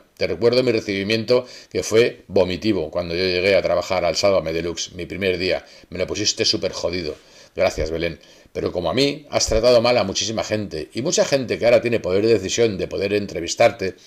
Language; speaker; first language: Spanish; native; Spanish